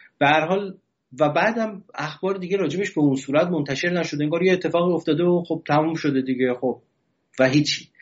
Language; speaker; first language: Persian; native; Persian